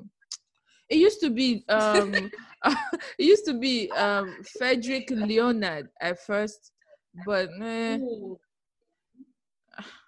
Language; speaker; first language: English; non-native, local second language; Igbo